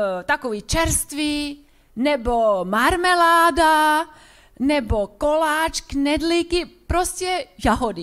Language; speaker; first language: Czech; non-native, fluent; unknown